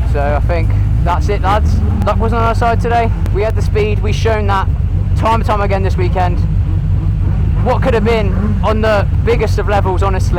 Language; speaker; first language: English; native; English